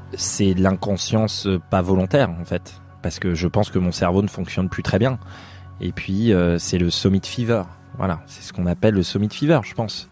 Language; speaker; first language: French; native; French